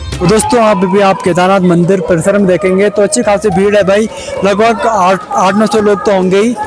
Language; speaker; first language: Hindi; native; Hindi